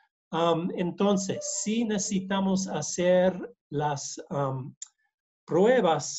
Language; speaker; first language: Spanish; non-native, learner; English